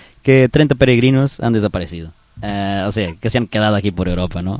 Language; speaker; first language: Spanish; native; Spanish